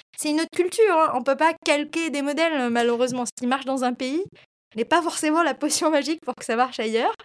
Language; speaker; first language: French; non-native, local second language; Arabic